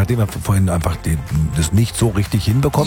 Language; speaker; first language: German; native; German